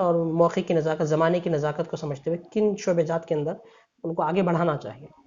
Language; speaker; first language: Urdu; native; Urdu